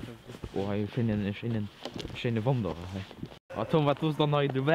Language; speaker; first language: German; non-native, local second language; Luxembourgish